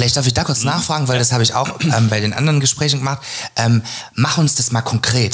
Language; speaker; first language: German; native; German